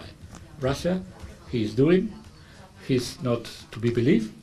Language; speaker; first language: English; non-native, fluent; Spanish